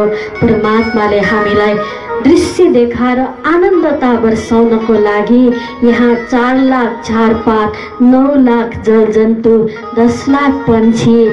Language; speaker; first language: Nepali; native; Nepali